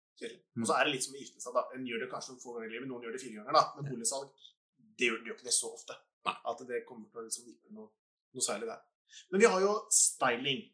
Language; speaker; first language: Norwegian; native; Norwegian